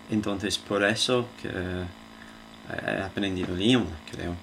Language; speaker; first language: Spanish; non-native, fluent; English